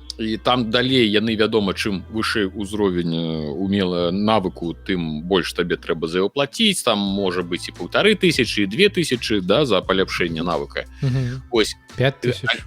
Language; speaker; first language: Belarusian; non-native, local second language; Russian